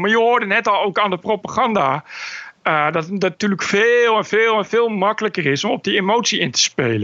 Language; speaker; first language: Dutch; native; Dutch